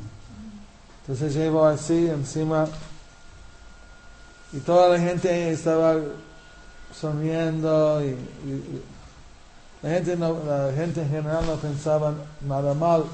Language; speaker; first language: Spanish; non-native, fluent; English